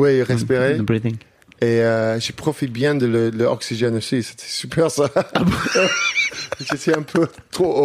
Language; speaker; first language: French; non-native, learner; English